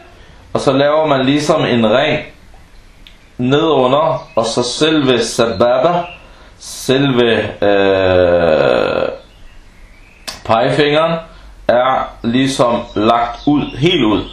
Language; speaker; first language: Danish; non-native, fluent; Arabic